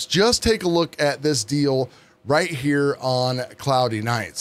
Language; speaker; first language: English; native; English